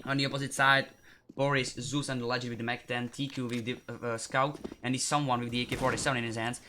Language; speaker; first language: English; non-native, fluent; Czech